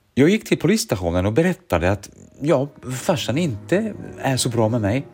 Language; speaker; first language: Swedish; early bilingual, other home language; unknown